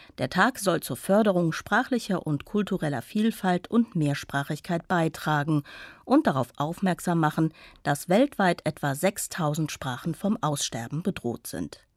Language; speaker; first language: German; native; German